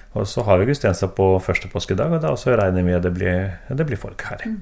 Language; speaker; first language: Norwegian; non-native, fluent; Russian